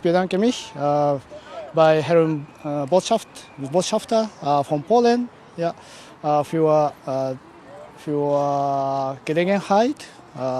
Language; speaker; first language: German; non-native, learner; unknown